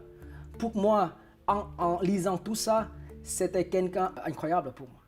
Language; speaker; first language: French; non-native, fluent; Vietnamese